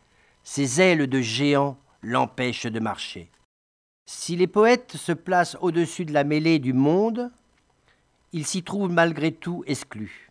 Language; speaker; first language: French; native; French